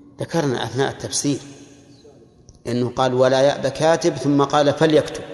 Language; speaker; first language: Arabic; native; Arabic